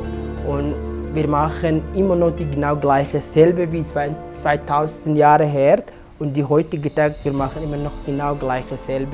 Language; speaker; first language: German; non-native, fluent; Somali